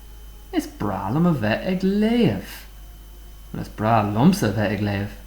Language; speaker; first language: Irish; non-native, local second language; English